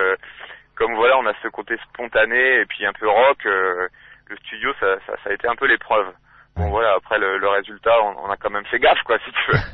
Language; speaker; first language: French; native; French